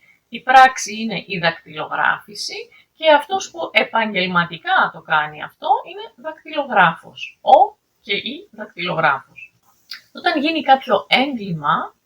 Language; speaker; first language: Greek; native; Greek